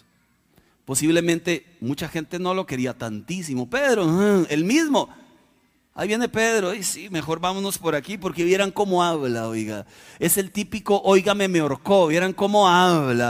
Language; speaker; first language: Spanish; native; Spanish